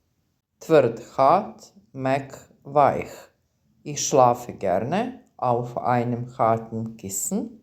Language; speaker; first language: German; non-native, fluent; Serbian